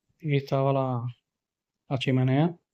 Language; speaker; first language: Spanish; native; Spanish